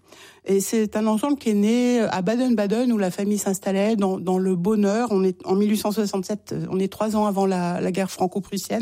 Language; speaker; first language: French; native; French